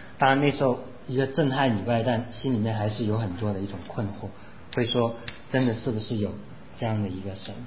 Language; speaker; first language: Chinese; non-native, local second language; Cantonese